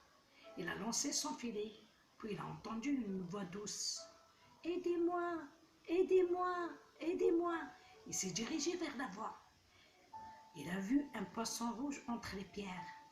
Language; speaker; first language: French; non-native, local second language; Arabic